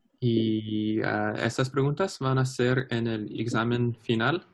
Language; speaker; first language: Spanish; non-native, learner; English